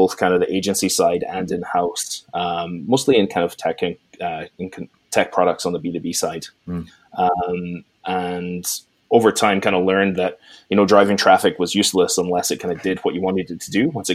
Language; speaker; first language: English; native; English